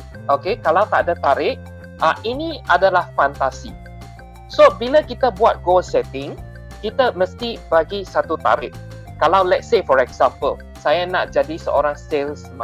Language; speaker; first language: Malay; non-native, local second language; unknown